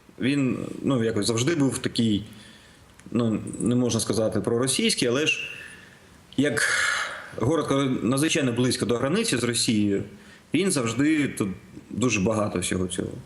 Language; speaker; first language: Ukrainian; non-native, local second language; Russian